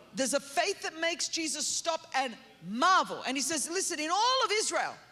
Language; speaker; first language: English; native; English